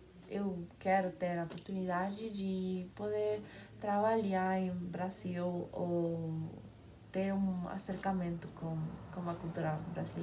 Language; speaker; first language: Portuguese; non-native, learner; Spanish